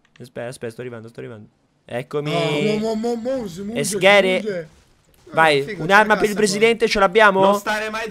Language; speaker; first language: Italian; native; Italian